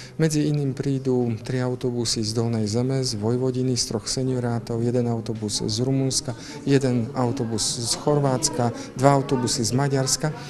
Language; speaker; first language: Slovak; native; Slovak